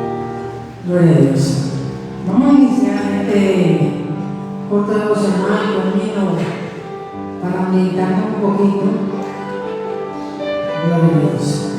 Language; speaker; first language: Spanish; native; Spanish